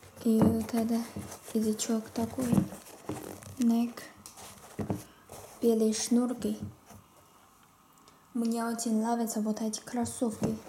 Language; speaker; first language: Russian; non-native, learner; Chinese